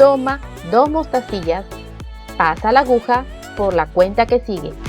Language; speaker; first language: Spanish; native; Spanish